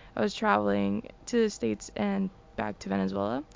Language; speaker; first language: English; early bilingual, other home language; Spanish